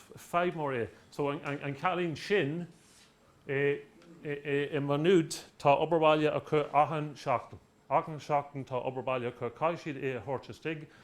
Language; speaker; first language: Irish; non-native, local second language; English